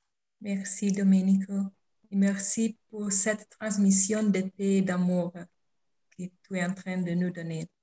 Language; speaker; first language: French; non-native, fluent; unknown